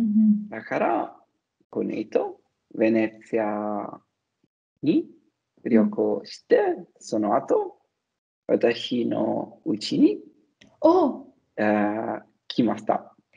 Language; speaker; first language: Japanese; non-native, learner; Italian